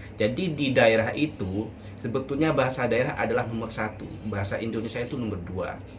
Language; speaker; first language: Indonesian; non-native, local second language; Madurese